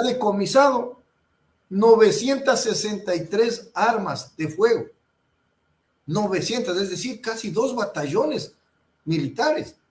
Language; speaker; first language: Spanish; native; Spanish